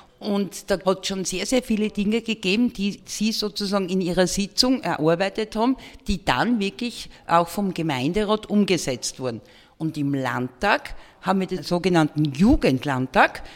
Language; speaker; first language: German; native; German